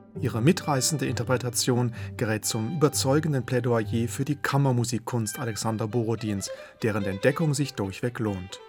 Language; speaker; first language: German; native; German